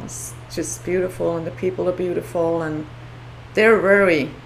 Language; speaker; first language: English; non-native, fluent; Swiss German